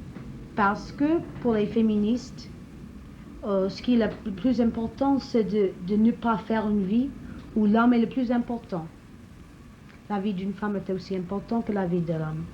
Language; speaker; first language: French; non-native, learner; English